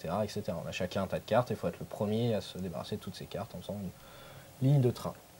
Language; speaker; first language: French; native; French